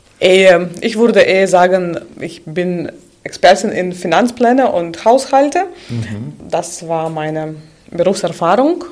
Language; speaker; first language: German; non-native, fluent; Russian